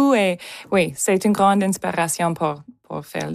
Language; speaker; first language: French; non-native, local second language; English